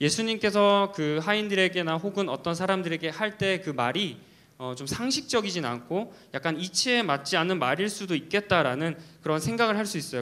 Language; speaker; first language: Korean; native; Korean